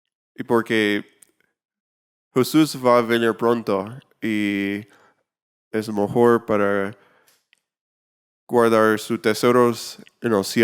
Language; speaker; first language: Spanish; non-native, learner; English